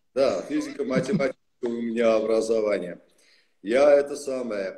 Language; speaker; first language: Russian; non-native, local second language; Armenian